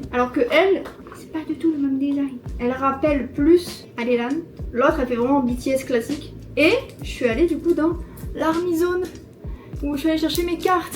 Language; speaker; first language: French; native; French